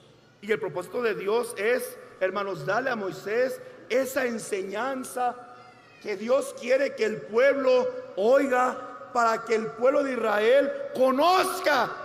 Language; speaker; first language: Spanish; native; Spanish